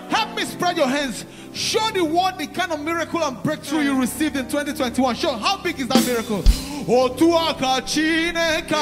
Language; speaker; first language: English; non-native, local second language; Igbo